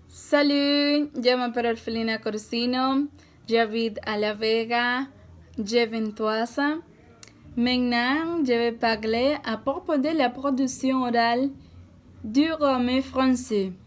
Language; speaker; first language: French; non-native, learner; Spanish